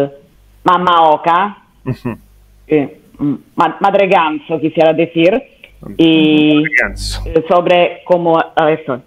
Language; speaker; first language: Spanish; non-native, learner; Italian